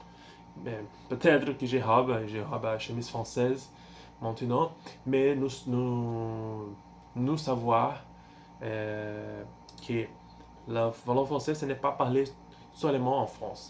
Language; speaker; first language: French; non-native, learner; Portuguese